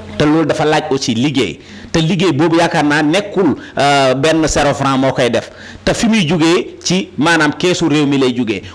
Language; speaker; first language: Wolof; native; Wolof